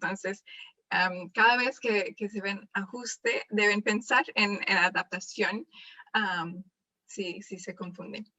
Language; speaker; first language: Spanish; non-native, fluent; English